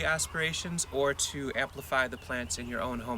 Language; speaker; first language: English; native; English